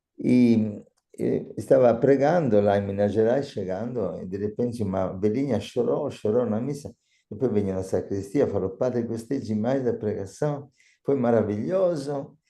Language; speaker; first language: Portuguese; non-native, fluent; Italian